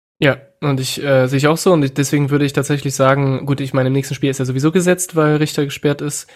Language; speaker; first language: German; non-native, fluent; French